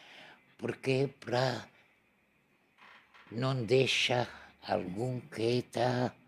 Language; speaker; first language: Portuguese; non-native, learner; Arabic